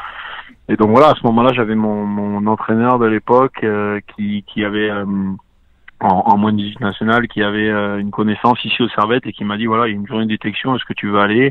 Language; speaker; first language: French; native; French